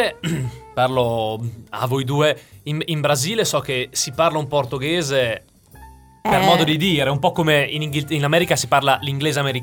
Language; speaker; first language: Italian; native; Italian